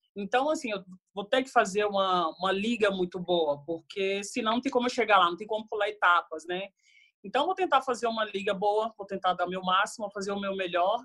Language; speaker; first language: Portuguese; native; Portuguese